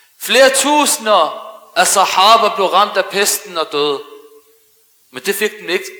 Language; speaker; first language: Danish; early bilingual, other home language; Arabic